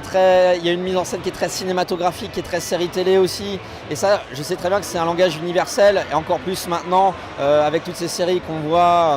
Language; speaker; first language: French; native; French